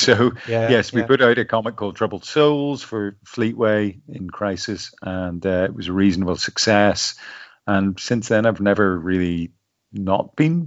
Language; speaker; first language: English; native; English